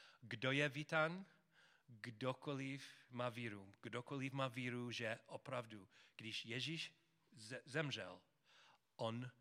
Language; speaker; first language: Czech; non-native, learner; English